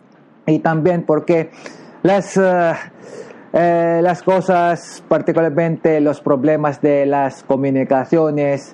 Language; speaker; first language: Spanish; non-native, learner; Filipino